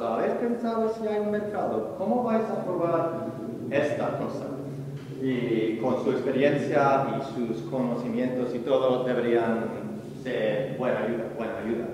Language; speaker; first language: Spanish; non-native, learner; English